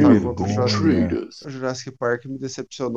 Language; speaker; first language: Portuguese; native; Portuguese